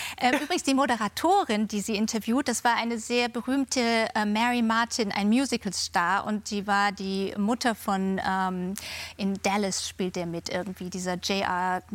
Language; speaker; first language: German; native; German